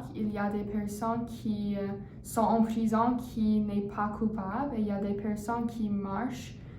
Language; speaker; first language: French; non-native, learner; English